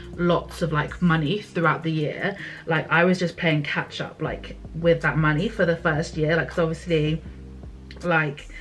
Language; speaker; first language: English; native; English